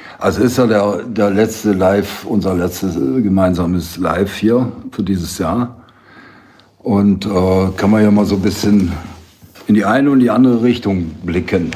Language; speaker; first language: German; native; German